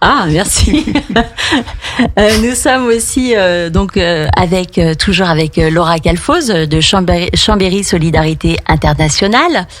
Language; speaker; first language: French; native; French